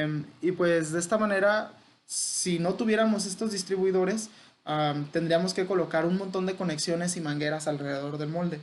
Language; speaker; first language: Spanish; native; Spanish